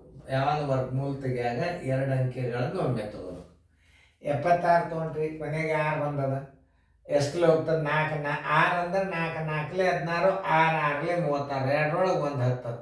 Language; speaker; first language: Kannada; native; Kannada